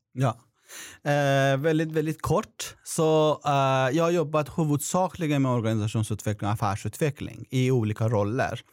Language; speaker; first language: Swedish; non-native, fluent; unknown